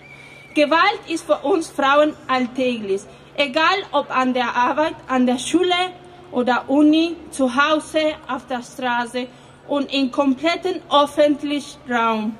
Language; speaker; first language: German; non-native, fluent; Spanish